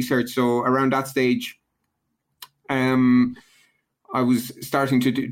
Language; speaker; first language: English; native; English